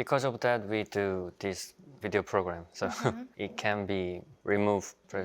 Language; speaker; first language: English; non-native, learner; Korean